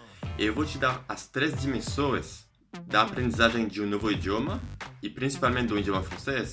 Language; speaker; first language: Portuguese; non-native, fluent; French